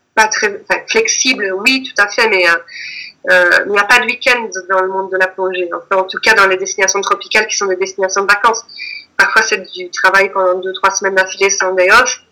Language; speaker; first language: French; native; French